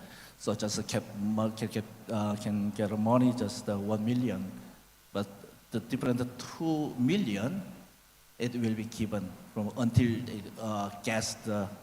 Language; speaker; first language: English; non-native, learner; Korean